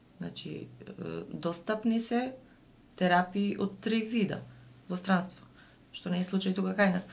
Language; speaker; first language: Macedonian; native; Macedonian